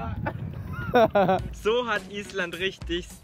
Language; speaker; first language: German; native; German